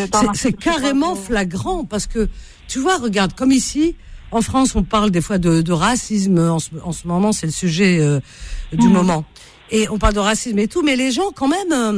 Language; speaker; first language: French; native; French